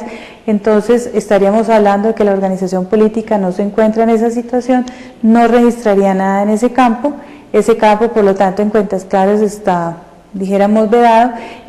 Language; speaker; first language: Spanish; native; Spanish